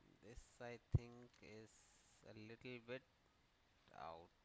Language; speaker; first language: English; non-native, local second language; Hindi